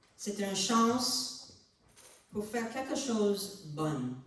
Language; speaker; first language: French; non-native, learner; English